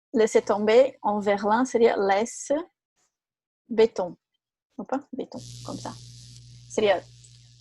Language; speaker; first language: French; non-native, fluent; Portuguese